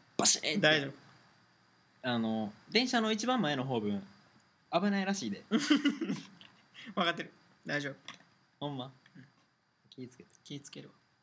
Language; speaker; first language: Japanese; native; Japanese